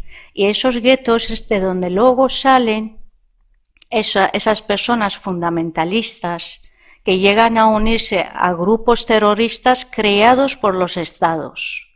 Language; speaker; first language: Spanish; non-native, fluent; Persian